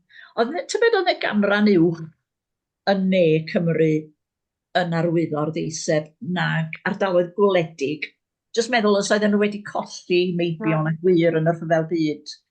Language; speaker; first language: Welsh; native; Welsh